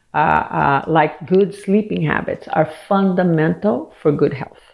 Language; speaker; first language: English; non-native, fluent; Portuguese